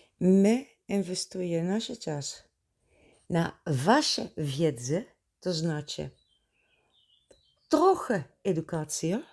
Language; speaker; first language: Polish; non-native, learner; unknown